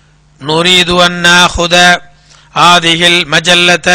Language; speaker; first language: Arabic; non-native, fluent; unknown